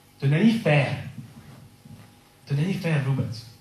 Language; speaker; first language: Czech; non-native, learner; English